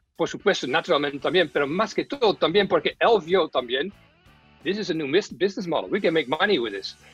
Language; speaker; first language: Spanish; non-native, fluent; Dutch